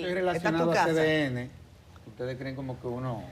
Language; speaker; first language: Spanish; native; Spanish